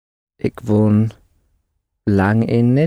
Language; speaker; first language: Dutch; non-native, learner; English